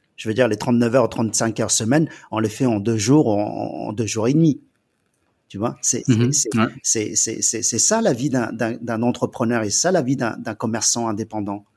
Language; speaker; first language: French; early bilingual, other home language; Chinese